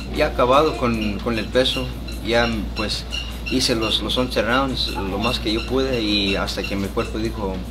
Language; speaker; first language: Spanish; early bilingual, heritage; Spanish